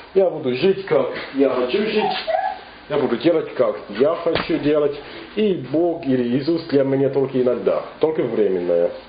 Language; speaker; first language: Russian; non-native, fluent; English